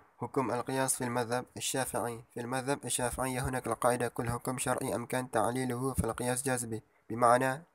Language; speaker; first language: Arabic; non-native, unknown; Malay